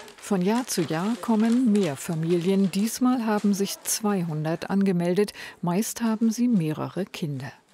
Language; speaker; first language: German; native; German